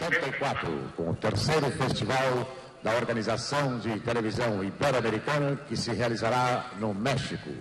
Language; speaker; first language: Portuguese; native; Portuguese